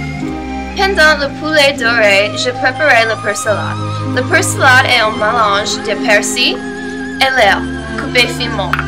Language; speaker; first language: French; non-native, learner; English